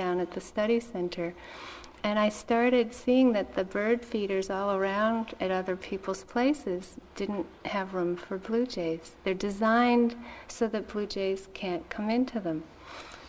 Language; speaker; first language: English; native; English